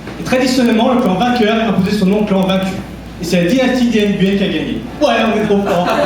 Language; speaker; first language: French; early bilingual, other home language; Vietnamese